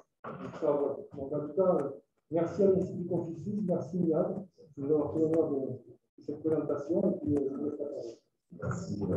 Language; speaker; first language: French; native; French